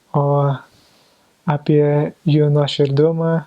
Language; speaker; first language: Lithuanian; non-native, fluent; English